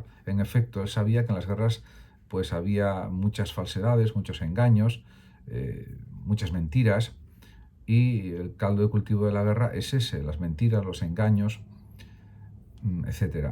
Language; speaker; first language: Spanish; native; Spanish